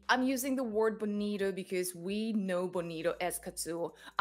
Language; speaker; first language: English; non-native, fluent; Japanese